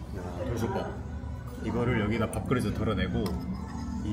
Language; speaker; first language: Korean; native; Korean